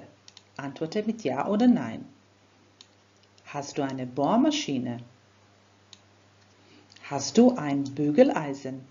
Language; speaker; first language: German; non-native, fluent; Croatian